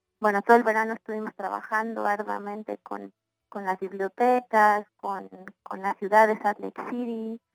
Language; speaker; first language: Spanish; native; Spanish